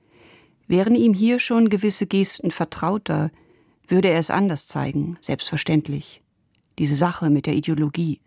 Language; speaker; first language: German; native; German